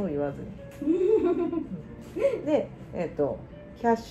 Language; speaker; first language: Japanese; native; Japanese